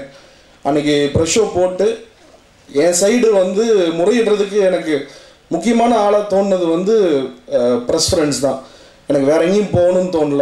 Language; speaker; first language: Tamil; native; Tamil